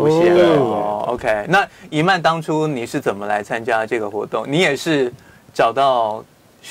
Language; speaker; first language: Chinese; native; Chinese